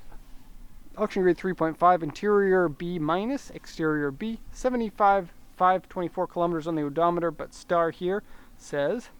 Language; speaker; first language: English; native; English